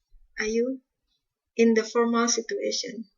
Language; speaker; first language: English; non-native, fluent; Indonesian